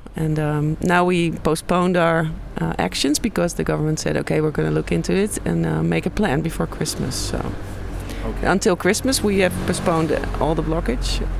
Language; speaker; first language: English; non-native, fluent; Dutch